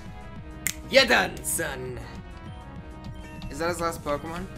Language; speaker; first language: English; native; English